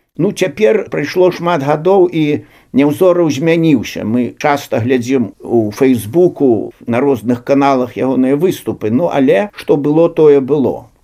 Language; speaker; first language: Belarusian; native; Belarusian